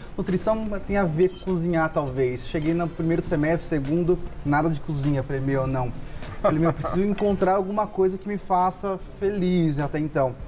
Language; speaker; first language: Portuguese; native; Portuguese